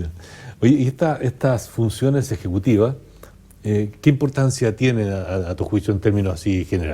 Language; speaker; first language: Spanish; native; Spanish